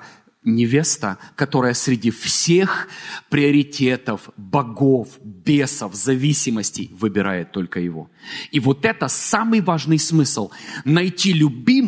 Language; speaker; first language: Russian; native; Russian